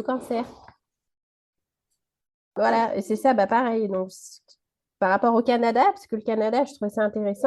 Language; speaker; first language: French; native; French